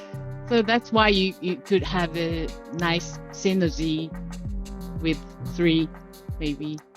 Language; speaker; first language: English; non-native, learner; Japanese